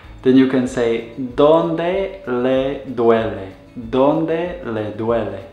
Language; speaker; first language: Spanish; non-native, fluent; English